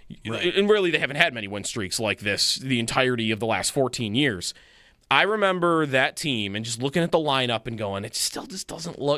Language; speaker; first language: English; native; English